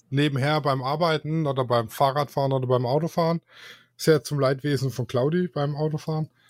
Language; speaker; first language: German; native; German